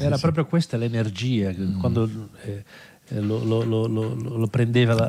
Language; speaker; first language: Italian; non-native, fluent; Portuguese